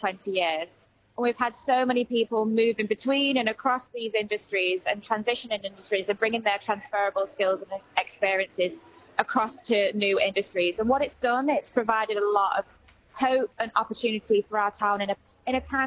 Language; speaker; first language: English; native; English